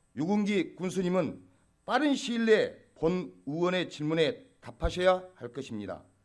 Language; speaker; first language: Korean; native; Korean